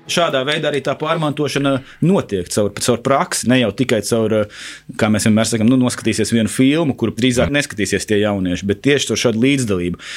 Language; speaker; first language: Latvian; native; Latvian